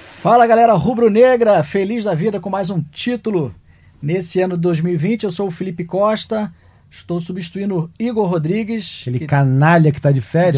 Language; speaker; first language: Portuguese; native; Portuguese